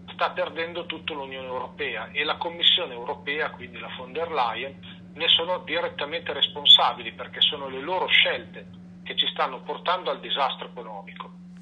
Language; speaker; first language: Italian; native; Italian